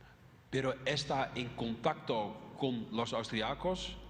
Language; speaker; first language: Spanish; non-native, fluent; Dutch